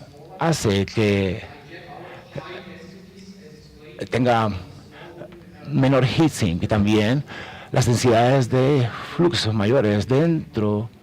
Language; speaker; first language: Spanish; non-native, fluent; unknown